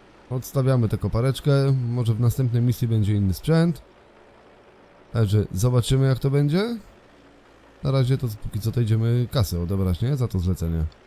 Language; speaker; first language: Polish; native; Polish